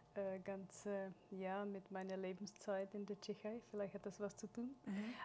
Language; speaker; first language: German; non-native, fluent; Czech